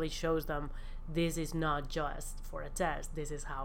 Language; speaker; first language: English; non-native, fluent; Spanish